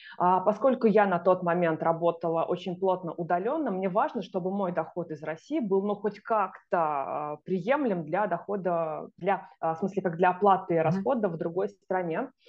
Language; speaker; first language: Russian; native; Russian